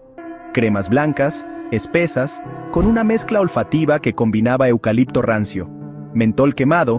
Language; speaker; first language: Spanish; native; Spanish